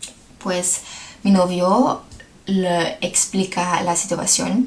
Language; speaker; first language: Spanish; non-native, learner; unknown